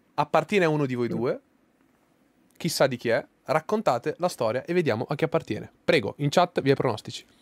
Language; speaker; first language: Italian; native; Italian